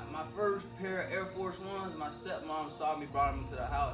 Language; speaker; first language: English; non-native, fluent; Haitian Creole